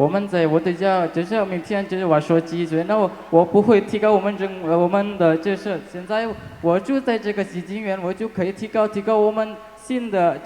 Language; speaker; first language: Chinese; non-native, learner; Madurese